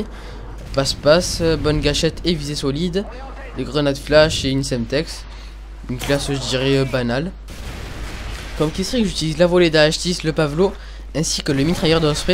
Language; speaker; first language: French; native; French